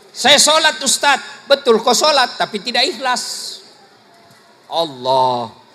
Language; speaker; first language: Indonesian; native; Indonesian